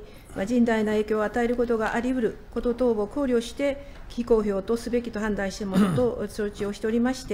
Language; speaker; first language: Japanese; native; Japanese